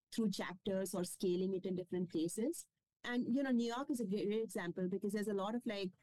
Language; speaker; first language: English; non-native, local second language; Kashmiri